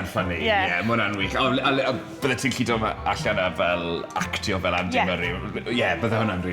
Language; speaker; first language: Welsh; native; Welsh